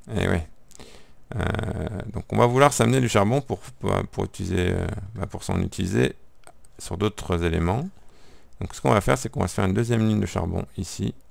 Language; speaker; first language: French; native; French